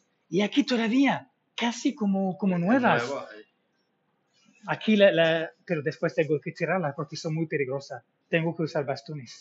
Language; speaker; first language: Spanish; non-native, fluent; English